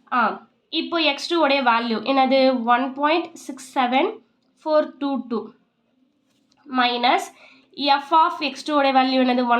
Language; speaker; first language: Tamil; native; Tamil